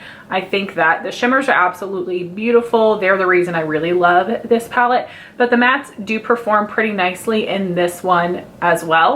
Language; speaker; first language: English; native; English